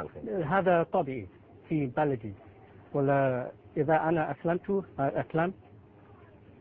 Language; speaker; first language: Arabic; non-native, learner; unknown